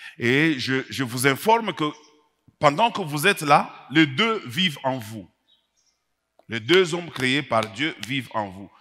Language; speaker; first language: French; non-native, local second language; Swahili